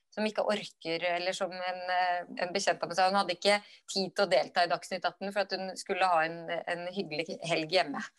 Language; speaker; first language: Norwegian; native; Norwegian